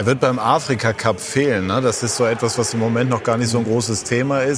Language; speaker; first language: German; native; German